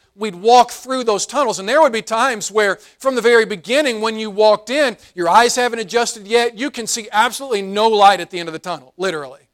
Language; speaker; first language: English; native; English